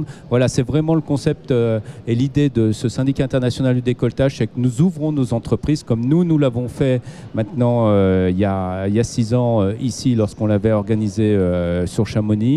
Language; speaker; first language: French; native; French